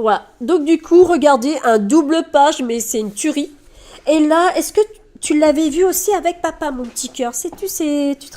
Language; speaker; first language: French; native; French